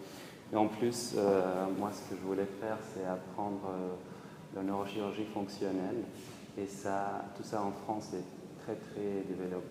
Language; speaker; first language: French; non-native, fluent; Spanish